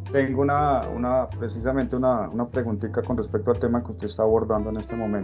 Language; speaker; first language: Spanish; native; Spanish